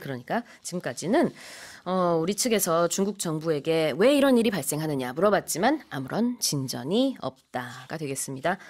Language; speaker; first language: Korean; native; Korean